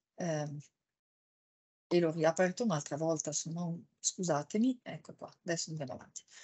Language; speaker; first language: Italian; native; Italian